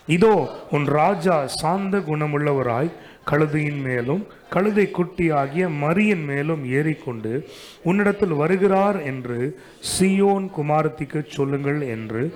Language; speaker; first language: Tamil; native; Tamil